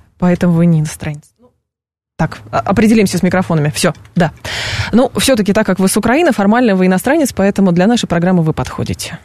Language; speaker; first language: Russian; native; Russian